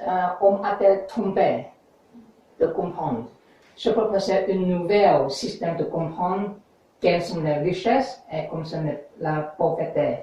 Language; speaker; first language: French; non-native, learner; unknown